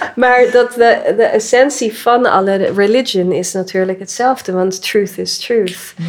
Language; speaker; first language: Dutch; early bilingual, other home language; English